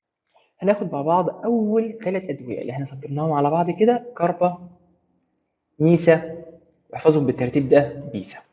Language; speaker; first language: Arabic; native; Arabic